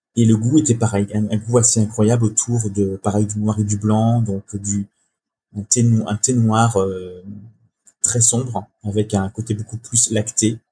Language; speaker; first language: French; native; French